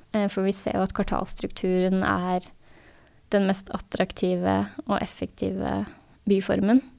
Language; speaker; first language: Norwegian; native; Norwegian